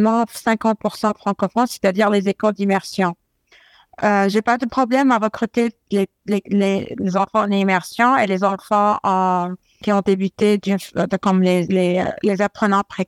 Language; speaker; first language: French; non-native, fluent; Arabic